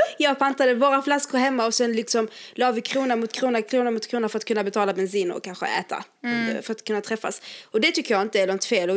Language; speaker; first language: Swedish; early bilingual, other home language; Arabic